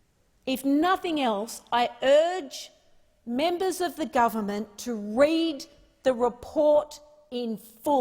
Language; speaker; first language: English; native; English